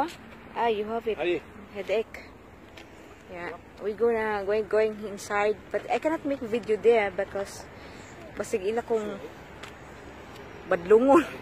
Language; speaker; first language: English; non-native, local second language; Cebuano